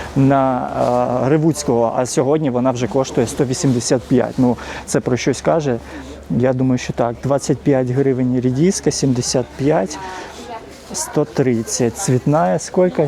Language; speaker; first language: Ukrainian; non-native, local second language; Russian